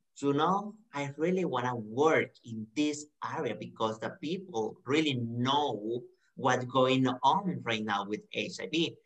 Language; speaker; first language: English; non-native, learner; Spanish